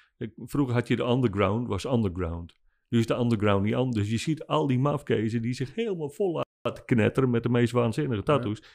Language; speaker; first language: Dutch; non-native, local second language; Western Frisian